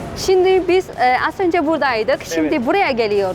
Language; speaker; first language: Turkish; non-native, learner; Chinese